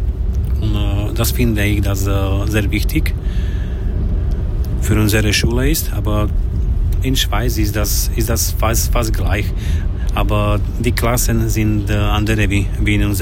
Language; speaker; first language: German; non-native, learner; Slovak